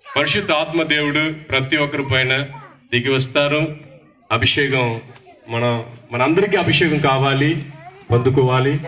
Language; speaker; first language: Telugu; non-native, learner; Tamil